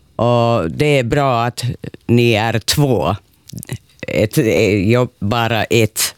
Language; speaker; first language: Swedish; non-native, learner; Finnish